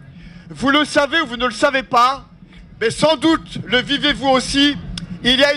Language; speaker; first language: French; native; French